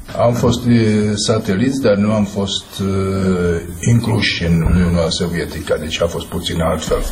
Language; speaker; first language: Romanian; non-native, fluent; Czech